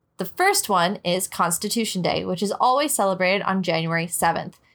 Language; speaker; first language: English; native; English